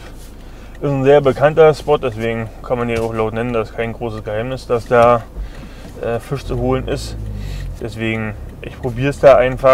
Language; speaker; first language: German; native; German